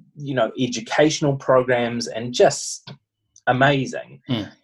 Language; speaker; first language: English; native; English